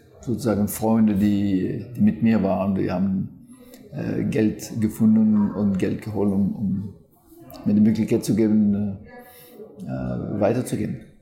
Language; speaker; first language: German; non-native, fluent; French